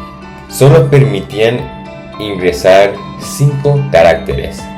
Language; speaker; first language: Spanish; non-native, fluent; English